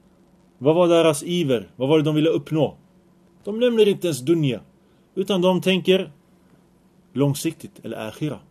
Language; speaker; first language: Swedish; early bilingual, other home language; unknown